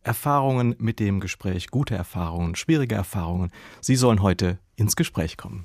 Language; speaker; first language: German; native; German